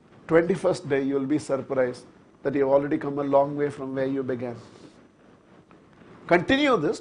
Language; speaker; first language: English; non-native, local second language; Tamil